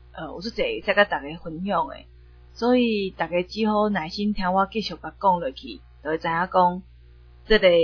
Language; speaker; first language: Chinese; native; Chinese